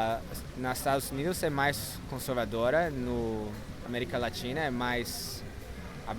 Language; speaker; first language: Portuguese; non-native, learner; English